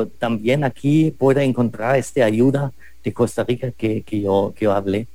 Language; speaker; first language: Spanish; non-native, fluent; German